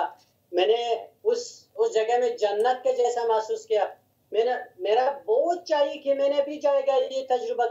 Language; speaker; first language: Hindi; non-native, learner; Hazaragi